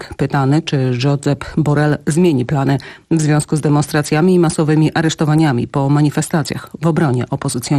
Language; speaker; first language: Polish; native; Polish